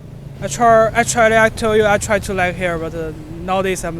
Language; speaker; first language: English; non-native, learner; Chinese